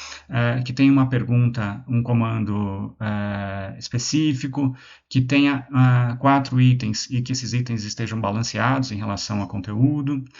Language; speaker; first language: Portuguese; native; Portuguese